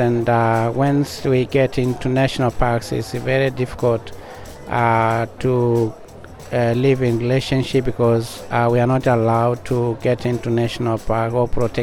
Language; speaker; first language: English; non-native, local second language; Masai